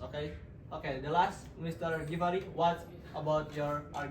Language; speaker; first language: English; non-native, learner; Indonesian